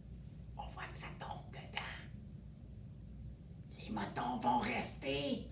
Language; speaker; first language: French; native; French